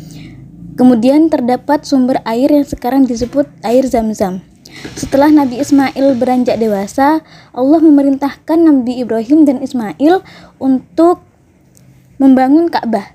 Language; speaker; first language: Indonesian; native; Indonesian